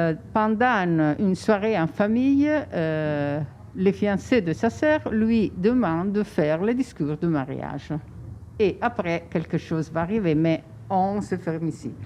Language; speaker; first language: French; non-native, fluent; Italian